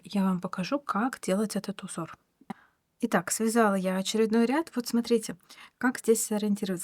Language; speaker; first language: Russian; native; Russian